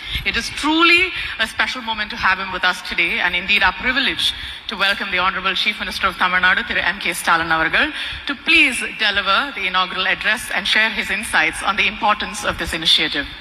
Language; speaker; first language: English; non-native, local second language; Tamil